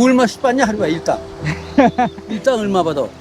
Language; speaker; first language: Korean; native; Korean